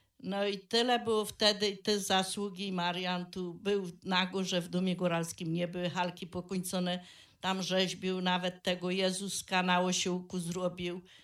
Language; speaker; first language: Polish; native; Polish